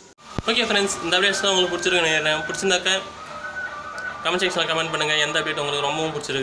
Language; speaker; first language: Tamil; native; Tamil